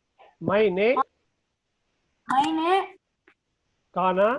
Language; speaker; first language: Hindi; non-native, learner; Tamil